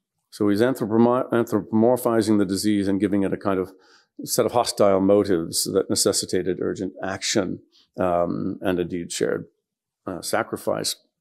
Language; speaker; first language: English; native; English